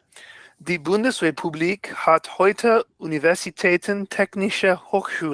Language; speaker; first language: German; non-native, learner; English